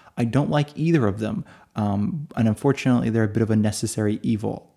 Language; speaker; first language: English; native; English